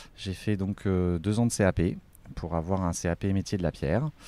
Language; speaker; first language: French; native; French